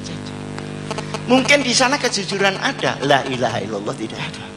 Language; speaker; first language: Indonesian; non-native, local second language; Javanese